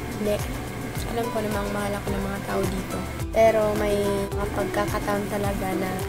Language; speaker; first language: Filipino; non-native, local second language; Cebuano